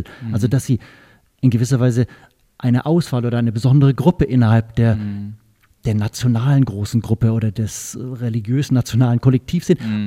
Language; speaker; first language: German; native; German